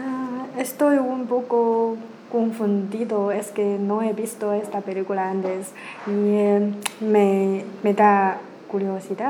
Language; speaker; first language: Spanish; non-native, learner; Chinese